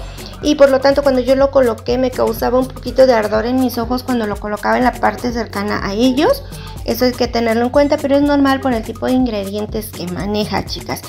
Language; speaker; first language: Spanish; native; Spanish